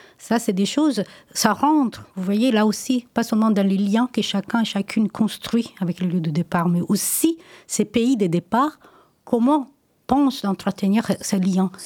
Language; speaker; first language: French; non-native, fluent; Italian